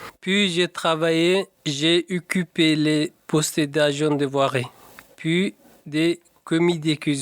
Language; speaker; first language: French; non-native, learner; Tigrinya